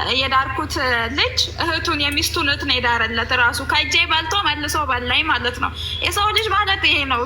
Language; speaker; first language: Amharic; native; Amharic